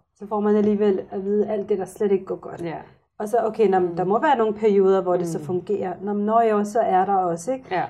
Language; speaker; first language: Danish; early bilingual, other home language; Arabic